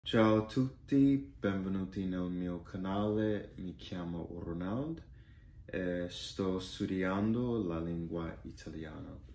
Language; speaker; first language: Italian; non-native, learner; English